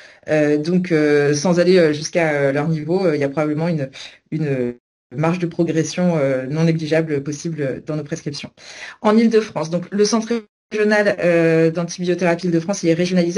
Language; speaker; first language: French; native; French